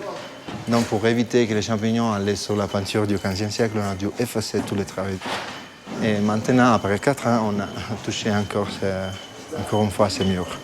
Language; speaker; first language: French; non-native, fluent; Italian